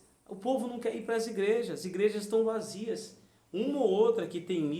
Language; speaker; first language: Portuguese; native; Portuguese